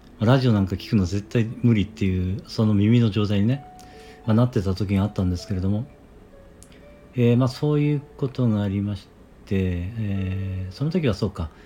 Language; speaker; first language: Japanese; native; Japanese